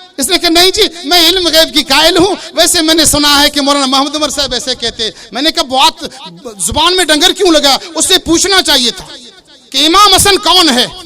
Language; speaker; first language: Urdu; non-native, local second language; Baluchi